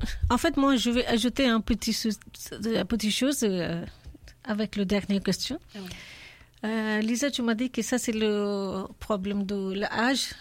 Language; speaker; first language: French; non-native, learner; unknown